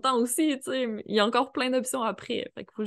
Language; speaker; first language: French; native; French